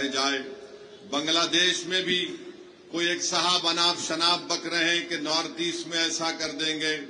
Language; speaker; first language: Urdu; native; Urdu